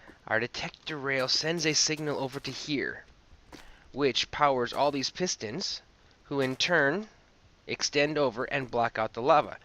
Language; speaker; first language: English; native; English